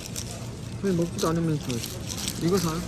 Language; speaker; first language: Korean; native; Korean